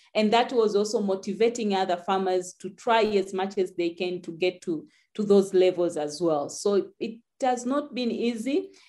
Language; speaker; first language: English; non-native, local second language; Swahili